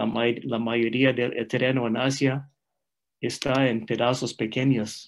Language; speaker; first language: Spanish; non-native, fluent; English